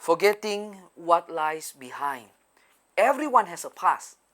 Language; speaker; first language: English; non-native, local second language; Malay